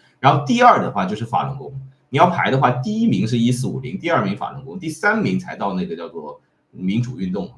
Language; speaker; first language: Chinese; native; Chinese